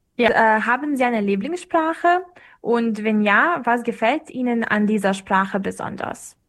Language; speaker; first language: German; non-native, fluent; Serbian